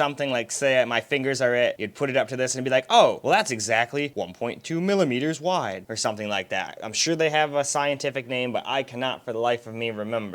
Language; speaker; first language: English; native; English